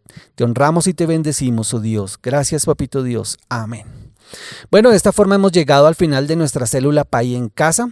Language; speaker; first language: Spanish; native; Spanish